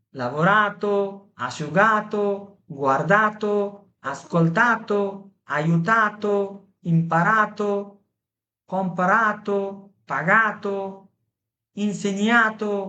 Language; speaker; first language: Italian; non-native, fluent; Bangla